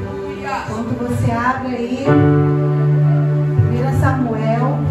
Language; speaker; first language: Portuguese; native; Portuguese